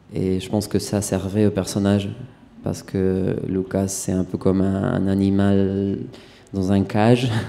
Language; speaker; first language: French; non-native, fluent; Spanish